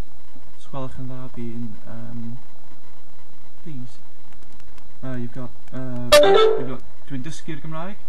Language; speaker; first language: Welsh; non-native, local second language; English